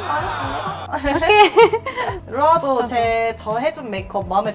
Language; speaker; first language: Korean; native; Korean